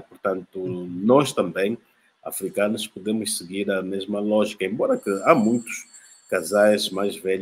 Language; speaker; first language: Portuguese; native; Portuguese